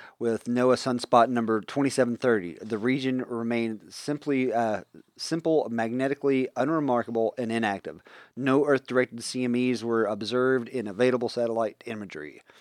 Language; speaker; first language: English; native; English